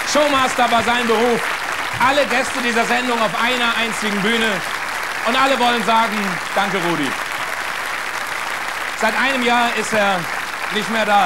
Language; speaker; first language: German; native; German